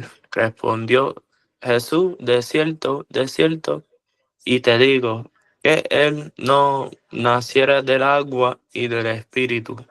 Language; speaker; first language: Spanish; early bilingual, heritage; Spanish